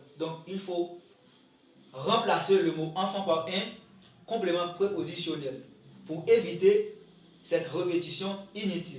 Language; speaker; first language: French; non-native, local second language; Haitian Creole